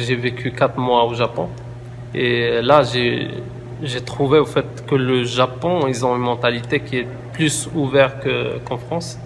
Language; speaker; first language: French; non-native, local second language; Arabic